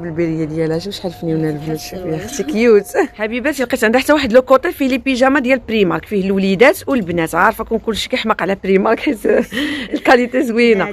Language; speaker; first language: Arabic; native; Arabic